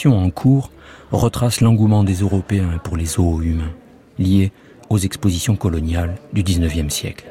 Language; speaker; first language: French; native; French